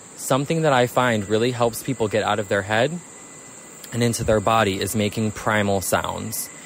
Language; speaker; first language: English; native; English